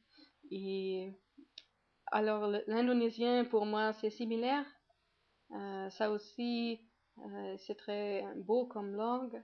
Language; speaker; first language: French; non-native, fluent; German